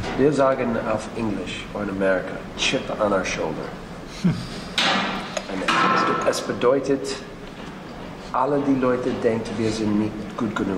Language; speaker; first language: German; non-native, learner; English